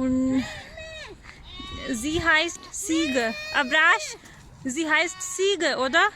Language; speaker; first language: German; non-native, learner; Urdu